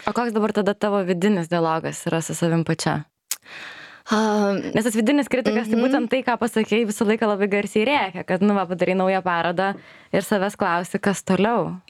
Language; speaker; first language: Lithuanian; native; Lithuanian